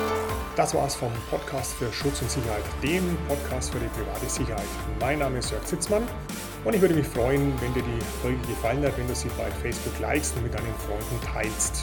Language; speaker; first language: German; native; German